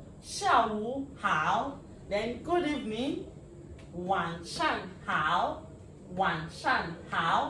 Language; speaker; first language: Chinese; non-native, learner; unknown